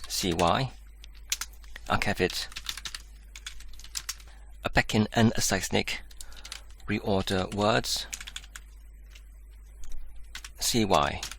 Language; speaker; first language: Welsh; non-native, learner; English